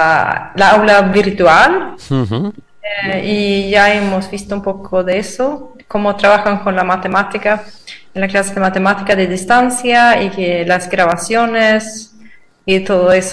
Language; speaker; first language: Spanish; non-native, fluent; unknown